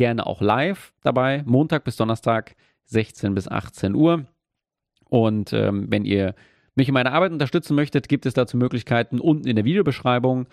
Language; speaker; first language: German; native; German